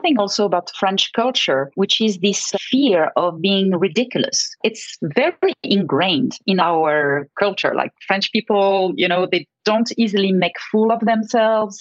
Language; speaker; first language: English; non-native, fluent; French